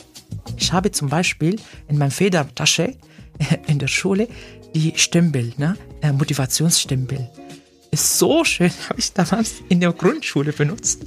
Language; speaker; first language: German; non-native, fluent; Arabic